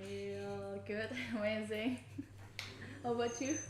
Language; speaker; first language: English; non-native, learner; Indonesian